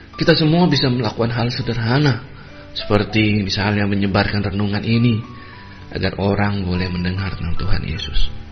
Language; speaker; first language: Indonesian; native; Indonesian